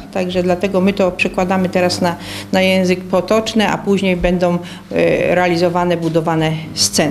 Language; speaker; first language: Polish; native; Polish